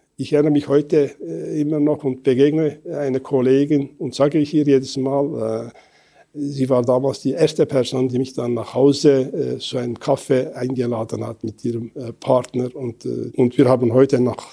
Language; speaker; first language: German; non-native, fluent; Kurdish